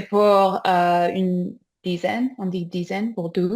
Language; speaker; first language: French; non-native, fluent; English